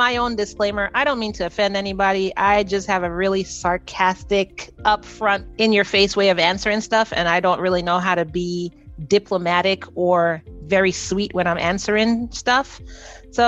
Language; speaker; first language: English; native; English